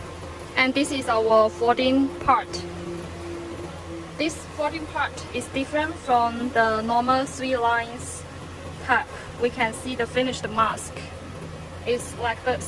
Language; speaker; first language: English; non-native, learner; Chinese